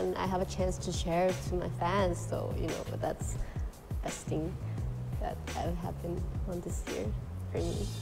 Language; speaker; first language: English; non-native, fluent; Thai